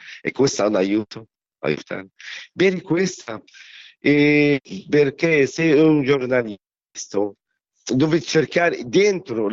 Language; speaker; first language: Italian; non-native, learner; Arabic